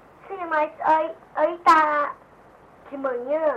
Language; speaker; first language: Portuguese; early bilingual, heritage; Portuguese